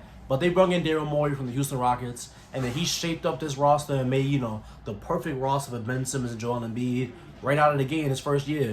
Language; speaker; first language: English; native; English